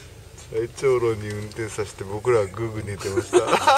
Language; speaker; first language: Japanese; native; Japanese